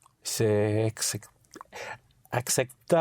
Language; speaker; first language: French; non-native, learner; English